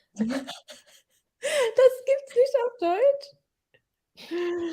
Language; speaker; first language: German; non-native, fluent; English